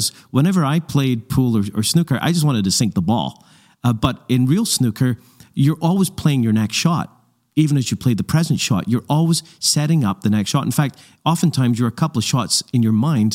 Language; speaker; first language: English; native; English